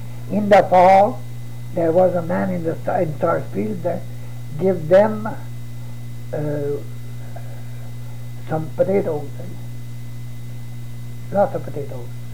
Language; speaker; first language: English; non-native, fluent; French